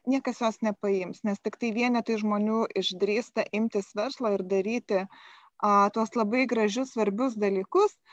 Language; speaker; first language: Lithuanian; native; Lithuanian